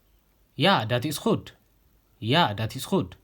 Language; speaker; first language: Dutch; non-native, fluent; Tigrinya